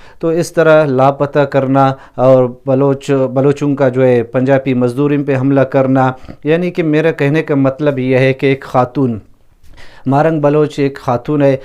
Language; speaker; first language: Urdu; non-native, local second language; Baluchi